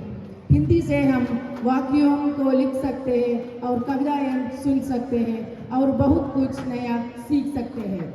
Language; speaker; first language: Hindi; non-native, local second language; Malayalam